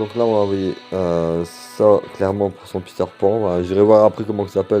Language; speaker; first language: French; native; French